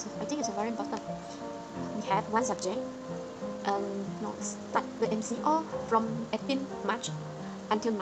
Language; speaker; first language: English; non-native, learner; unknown